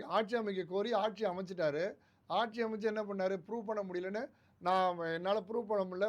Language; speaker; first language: Tamil; non-native, local second language; Telugu